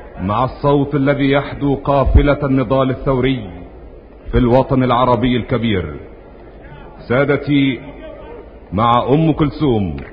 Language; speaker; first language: Arabic; native; Arabic